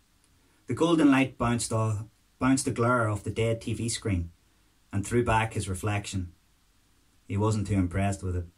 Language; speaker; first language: English; native; English